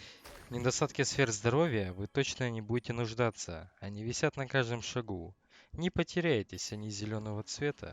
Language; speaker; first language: Russian; native; Russian